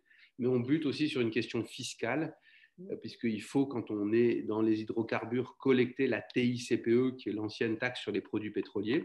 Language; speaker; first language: French; native; French